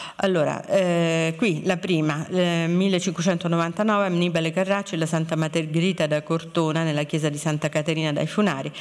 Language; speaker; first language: Italian; native; Italian